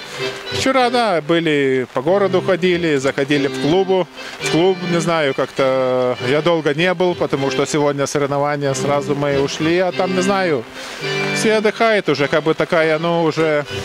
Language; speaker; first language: Russian; non-native, local second language; Lithuanian